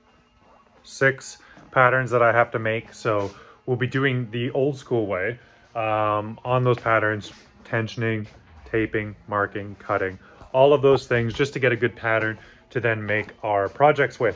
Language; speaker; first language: English; native; English